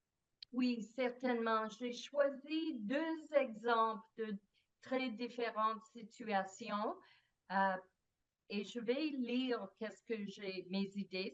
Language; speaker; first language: French; non-native, fluent; English